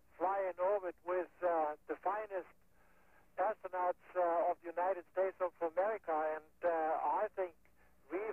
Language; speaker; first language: English; non-native, fluent; German